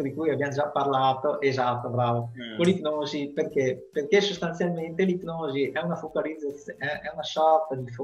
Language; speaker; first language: Italian; native; Italian